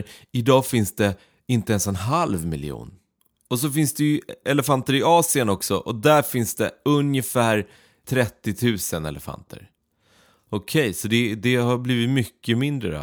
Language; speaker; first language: Swedish; native; Swedish